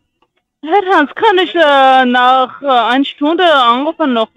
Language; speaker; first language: German; non-native, learner; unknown